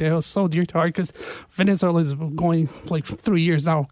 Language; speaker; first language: English; non-native, fluent; Portuguese